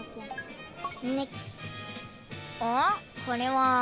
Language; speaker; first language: Japanese; non-native, learner; Indonesian